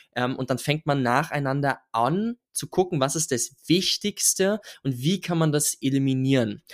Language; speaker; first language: German; native; German